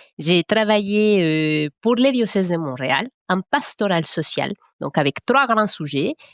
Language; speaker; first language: French; non-native, fluent; Spanish